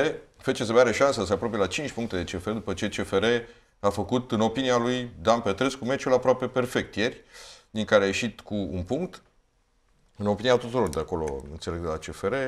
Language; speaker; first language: Romanian; native; Romanian